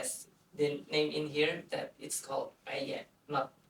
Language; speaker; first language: English; non-native, fluent; Indonesian